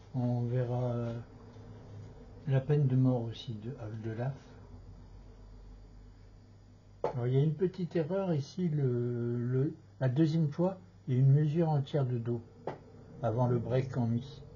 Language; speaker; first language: French; native; French